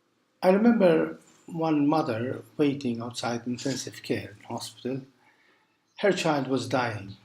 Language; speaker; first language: English; non-native, local second language; Maltese